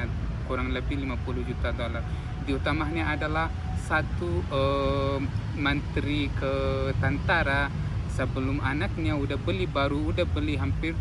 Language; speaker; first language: Indonesian; non-native, fluent; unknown